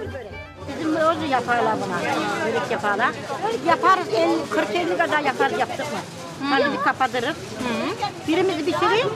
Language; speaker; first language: Turkish; native; Turkish